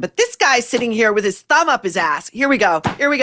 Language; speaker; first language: English; native; English